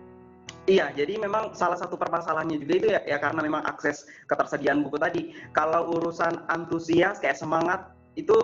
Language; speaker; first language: Indonesian; non-native, local second language; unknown